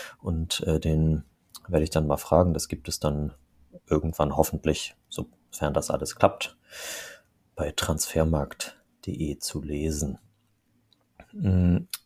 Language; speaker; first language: German; native; German